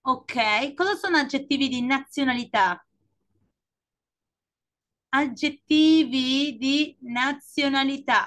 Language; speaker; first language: Italian; non-native, fluent; Spanish